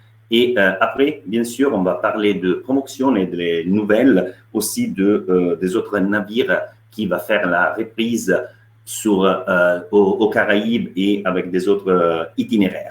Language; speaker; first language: French; non-native, fluent; Italian